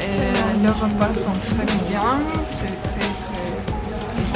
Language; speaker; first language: French; non-native, learner; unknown